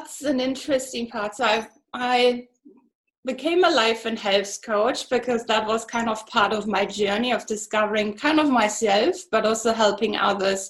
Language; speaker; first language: English; non-native, fluent; German